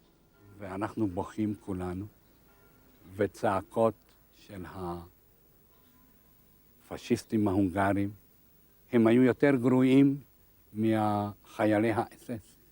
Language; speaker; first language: Hebrew; non-native, fluent; Hungarian